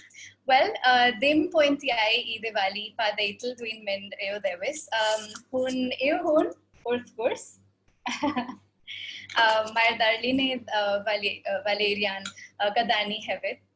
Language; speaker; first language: Welsh; non-native, fluent; Hindi